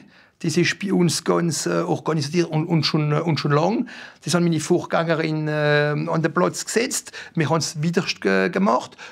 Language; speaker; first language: German; non-native, local second language; French